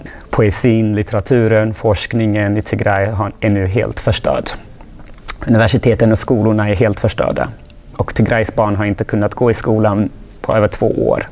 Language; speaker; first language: Swedish; non-native, fluent; Tigrinya